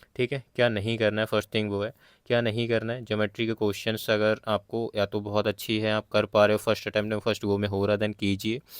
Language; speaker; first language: Hindi; native; Hindi